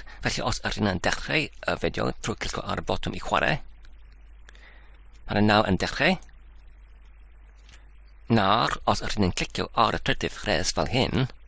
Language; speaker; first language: Welsh; non-native, learner; English